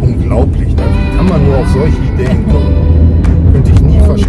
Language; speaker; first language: German; native; German